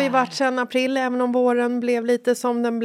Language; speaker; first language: Swedish; native; Swedish